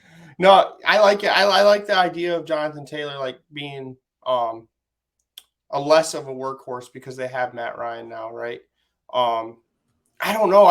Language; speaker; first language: English; native; English